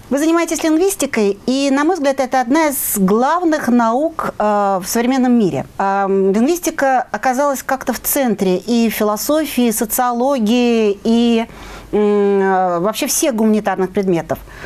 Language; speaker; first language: Russian; native; Russian